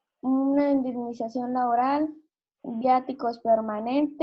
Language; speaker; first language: Spanish; native; Spanish